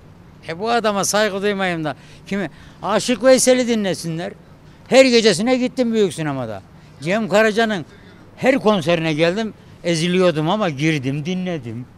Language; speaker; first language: Turkish; native; Turkish